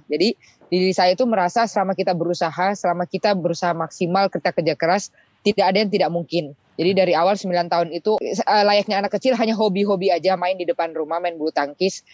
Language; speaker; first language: Indonesian; native; Indonesian